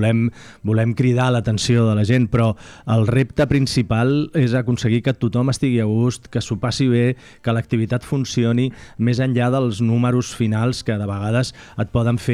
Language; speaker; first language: Catalan; native; Catalan